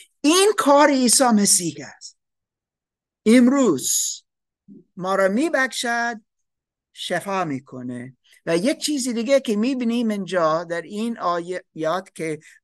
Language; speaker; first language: Persian; non-native, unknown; German